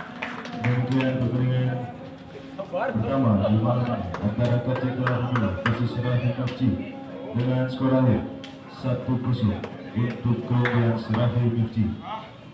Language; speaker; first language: Malay; native; Malay